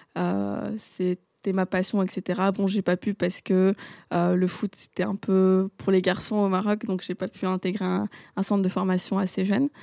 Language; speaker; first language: French; non-native, local second language; Arabic